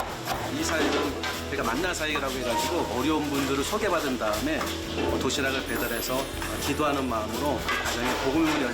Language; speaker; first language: Korean; native; Korean